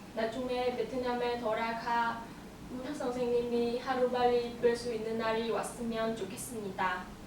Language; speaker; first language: Korean; non-native, learner; Vietnamese